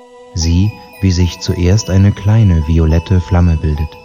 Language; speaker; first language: German; native; German